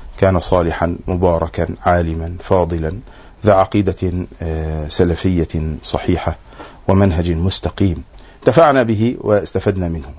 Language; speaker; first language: Arabic; native; Arabic